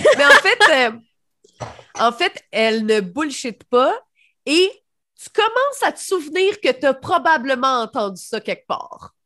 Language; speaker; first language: French; native; French